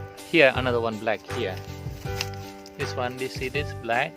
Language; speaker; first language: English; non-native, learner; Thai